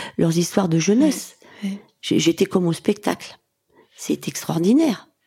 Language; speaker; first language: French; native; French